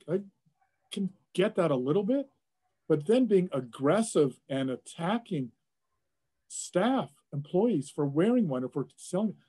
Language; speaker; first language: English; native; English